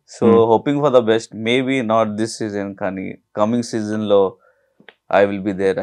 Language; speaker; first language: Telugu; non-native, fluent; Urdu